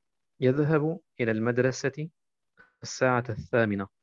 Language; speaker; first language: Arabic; non-native, fluent; German